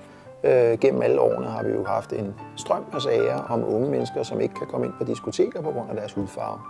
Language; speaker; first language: Danish; native; Danish